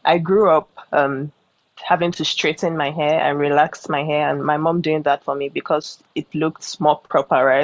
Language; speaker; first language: English; non-native, local second language; Yoruba